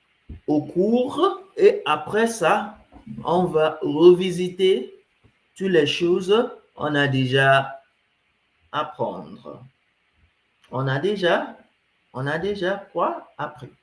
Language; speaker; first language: French; non-native, fluent; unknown